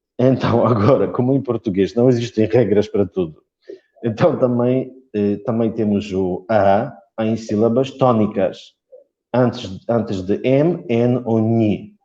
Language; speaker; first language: Portuguese; non-native, fluent; Polish